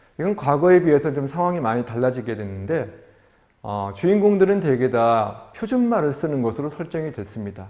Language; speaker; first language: Korean; native; Korean